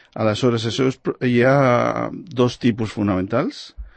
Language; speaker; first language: Catalan; non-native, local second language; Spanish